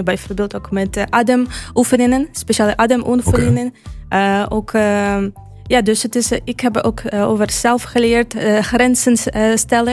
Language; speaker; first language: Dutch; non-native, fluent; Ukrainian